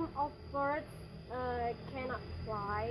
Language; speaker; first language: English; non-native, learner; Indonesian